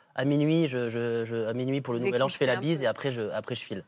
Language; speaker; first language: French; native; French